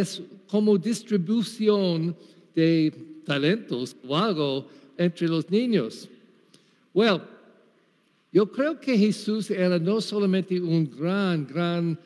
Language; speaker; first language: Spanish; non-native, learner; English